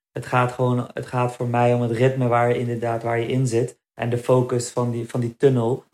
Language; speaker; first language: Dutch; early bilingual, other home language; Berber languages